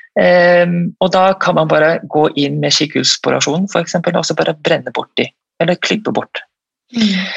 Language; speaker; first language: Norwegian; non-native, fluent; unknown